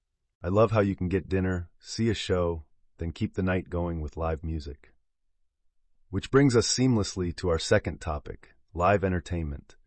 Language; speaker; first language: English; native; English